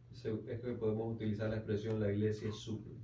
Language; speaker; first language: Spanish; native; Spanish